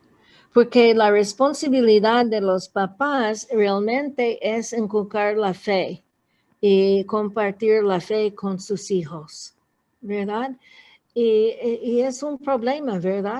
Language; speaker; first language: Spanish; non-native, fluent; English